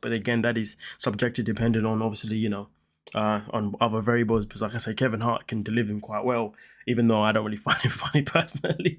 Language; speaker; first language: English; native; English